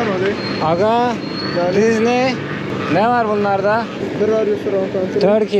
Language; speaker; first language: Turkish; native; Turkish